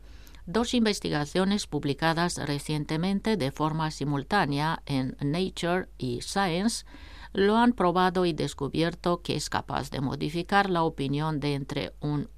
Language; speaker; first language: Spanish; non-native, fluent; Romanian